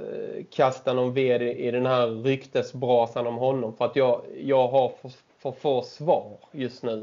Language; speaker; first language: Swedish; native; Swedish